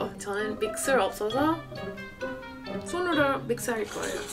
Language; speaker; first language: Korean; non-native, learner; English